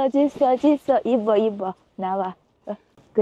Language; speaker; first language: Korean; non-native, learner; Thai